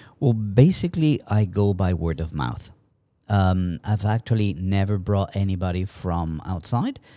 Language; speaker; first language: English; non-native, fluent; Spanish